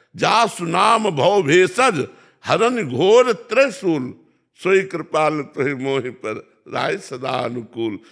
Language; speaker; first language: Hindi; native; Hindi